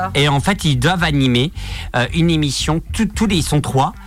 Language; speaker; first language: French; native; French